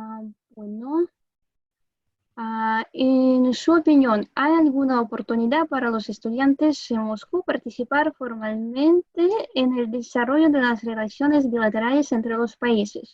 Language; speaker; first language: Spanish; non-native, fluent; Russian